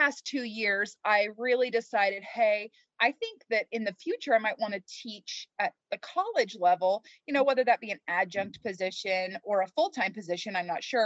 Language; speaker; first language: English; native; English